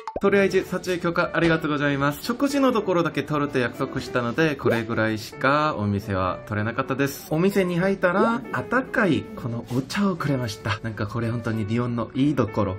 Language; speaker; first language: Japanese; non-native, fluent; Korean